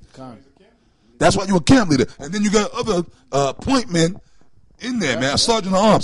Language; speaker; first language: English; native; English